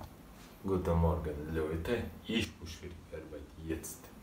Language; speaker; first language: German; non-native, learner; Russian